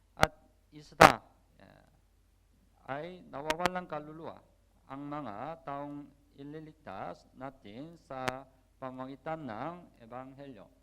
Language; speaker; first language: Filipino; non-native, learner; Korean